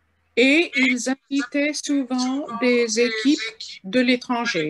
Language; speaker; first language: French; non-native, fluent; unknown